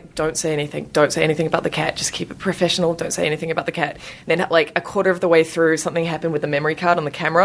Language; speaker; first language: English; native; English